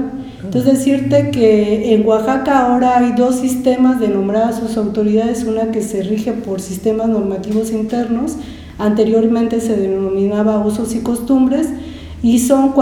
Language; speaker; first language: Spanish; native; Spanish